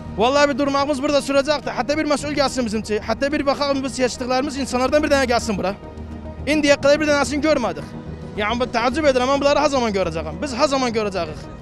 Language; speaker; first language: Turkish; native; Turkish